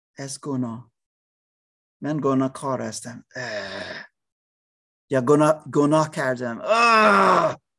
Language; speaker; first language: Persian; non-native, learner; English